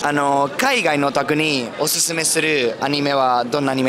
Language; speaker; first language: Japanese; early bilingual, heritage; Spanish